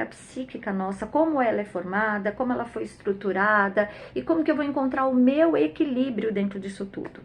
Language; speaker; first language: Portuguese; native; Portuguese